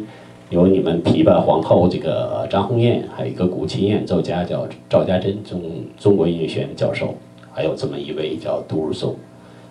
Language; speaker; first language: Chinese; native; Chinese